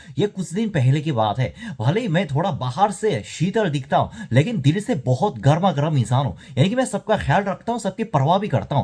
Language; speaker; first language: Hindi; non-native, fluent; Korean